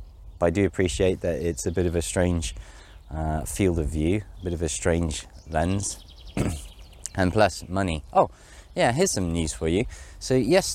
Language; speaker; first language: English; native; English